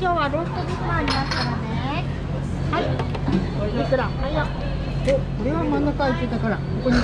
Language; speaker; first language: Japanese; native; Japanese